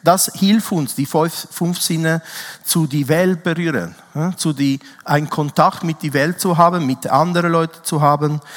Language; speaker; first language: German; non-native, fluent; Italian